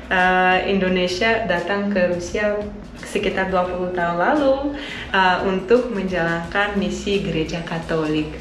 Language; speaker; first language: Indonesian; non-native, fluent; Russian